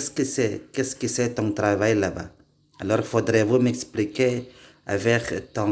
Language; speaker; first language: French; non-native, learner; Indonesian